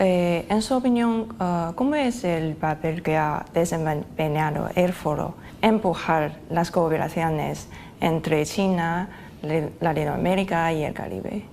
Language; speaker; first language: Spanish; non-native, fluent; Chinese